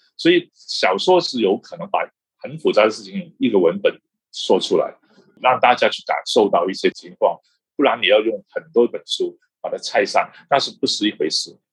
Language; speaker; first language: Chinese; non-native, local second language; Cantonese